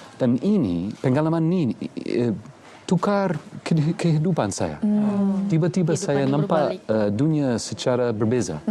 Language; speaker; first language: Malay; non-native, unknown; English